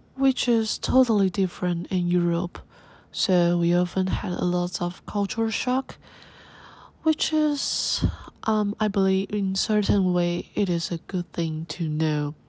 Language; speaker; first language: English; non-native, learner; Chinese